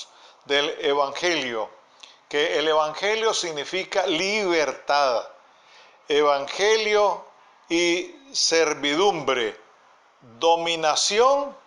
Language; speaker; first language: Spanish; native; Spanish